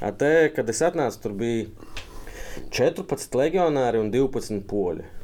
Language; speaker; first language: Latvian; native; Latvian